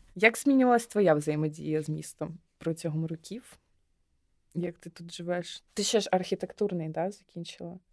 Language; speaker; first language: Ukrainian; non-native, local second language; Russian